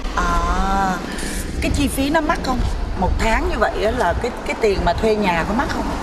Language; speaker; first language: Vietnamese; native; Vietnamese